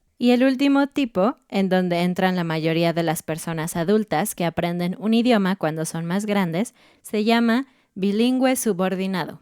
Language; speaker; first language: Spanish; native; Spanish